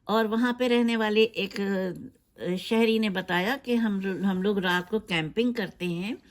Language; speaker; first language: Urdu; native; Urdu